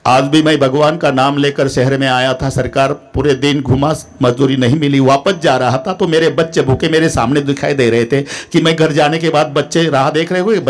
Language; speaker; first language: Hindi; non-native, local second language; Marathi